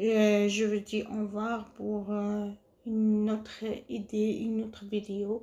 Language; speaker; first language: French; non-native, fluent; Arabic